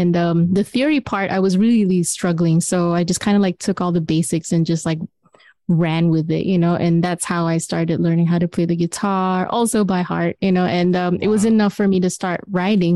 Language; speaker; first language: English; non-native, local second language; Malay